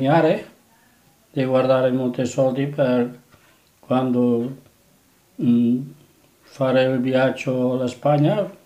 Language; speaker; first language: Italian; non-native, learner; Catalan